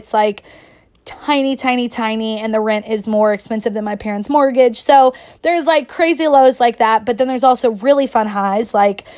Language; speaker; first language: English; native; English